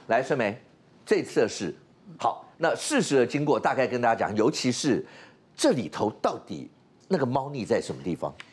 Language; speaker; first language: Chinese; native; Chinese